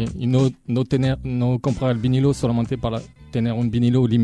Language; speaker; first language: Spanish; non-native, fluent; French